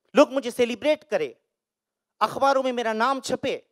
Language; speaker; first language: Hindi; native; Hindi